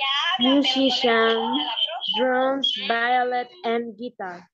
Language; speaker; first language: English; non-native, learner; Spanish